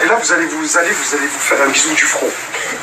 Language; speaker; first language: French; native; French